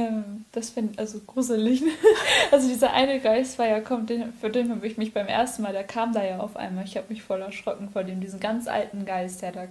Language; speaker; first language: German; native; German